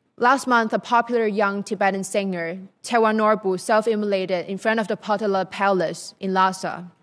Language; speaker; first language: English; non-native, local second language; Cantonese